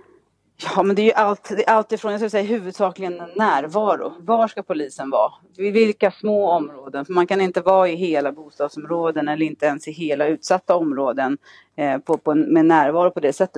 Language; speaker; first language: Swedish; native; Swedish